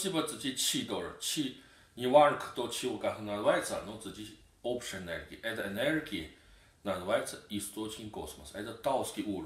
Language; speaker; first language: Russian; non-native, learner; Chinese